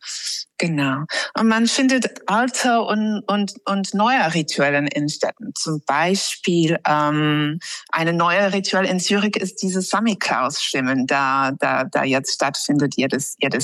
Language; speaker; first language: German; non-native, fluent; English